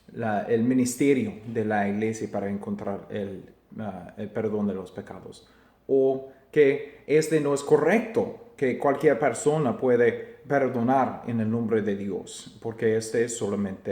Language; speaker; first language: Spanish; non-native, fluent; English